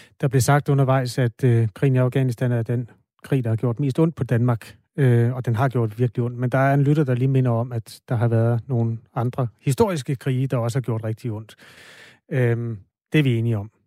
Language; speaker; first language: Danish; native; Danish